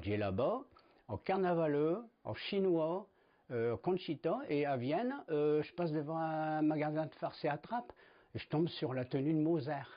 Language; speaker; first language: French; native; French